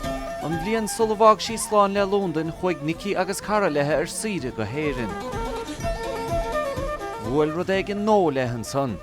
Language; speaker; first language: Irish; native; Irish